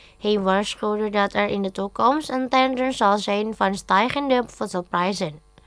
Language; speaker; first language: Dutch; non-native, fluent; Indonesian